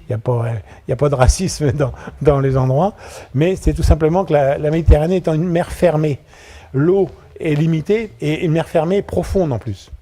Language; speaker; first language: French; native; French